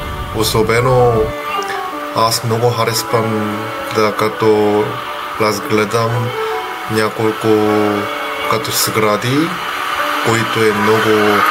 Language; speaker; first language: Bulgarian; non-native, learner; Korean